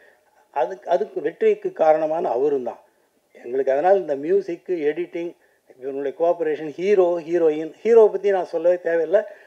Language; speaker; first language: Tamil; native; Tamil